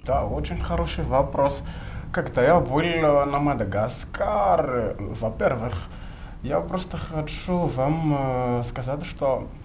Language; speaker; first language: Russian; non-native, fluent; Malagasy